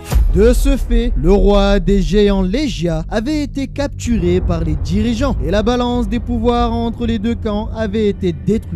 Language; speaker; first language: French; native; French